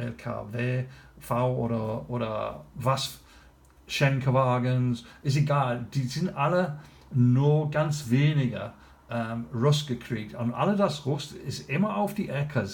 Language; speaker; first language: German; non-native, learner; English